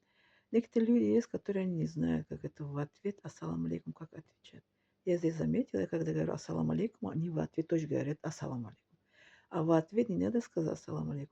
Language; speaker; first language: Russian; non-native, learner; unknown